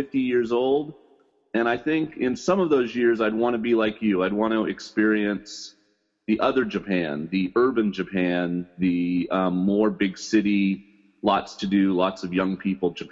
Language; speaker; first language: English; native; English